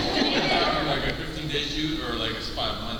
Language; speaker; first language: English; native; English